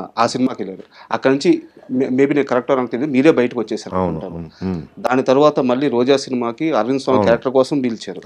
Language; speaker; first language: Telugu; native; Telugu